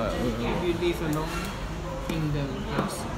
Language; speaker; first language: English; non-native, fluent; Cantonese